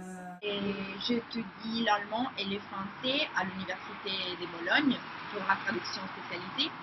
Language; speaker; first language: French; non-native, learner; Italian